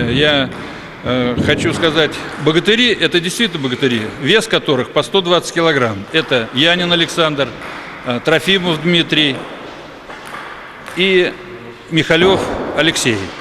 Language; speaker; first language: Russian; native; Russian